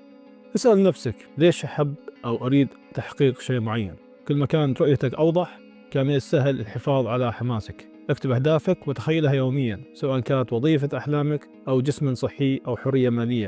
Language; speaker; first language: Arabic; native; Arabic